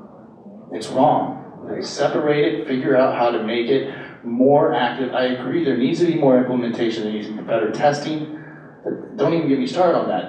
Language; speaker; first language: English; native; English